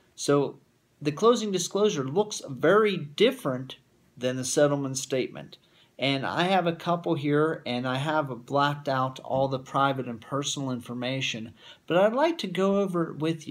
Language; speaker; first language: English; native; English